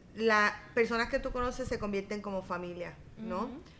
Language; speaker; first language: Spanish; native; Spanish